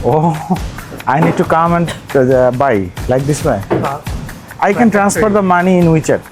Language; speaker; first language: English; non-native, learner; Bangla